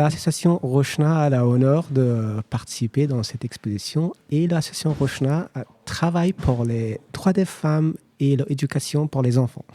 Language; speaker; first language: French; non-native, learner; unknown